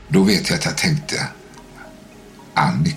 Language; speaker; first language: Swedish; native; Swedish